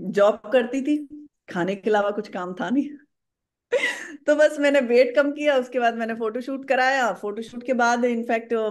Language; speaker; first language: Hindi; native; Hindi